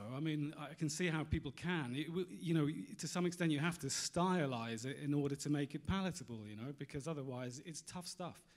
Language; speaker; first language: English; native; English